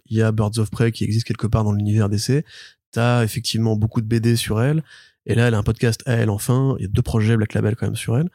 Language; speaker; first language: French; native; French